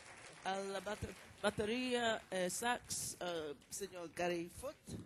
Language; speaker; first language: Italian; non-native, learner; English